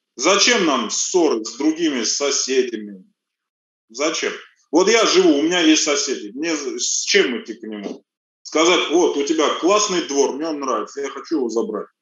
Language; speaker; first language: Russian; early bilingual, other home language; Armenian